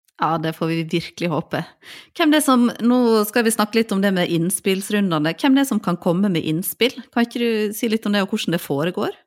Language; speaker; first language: Norwegian; native; Norwegian